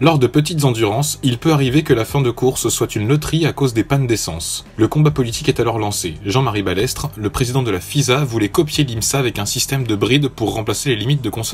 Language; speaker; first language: French; native; French